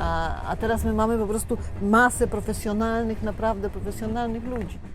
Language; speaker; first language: Polish; native; Polish